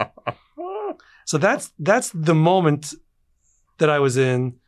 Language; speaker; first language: English; native; English